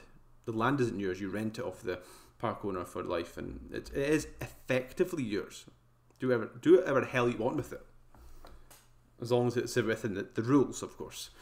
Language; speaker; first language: English; native; English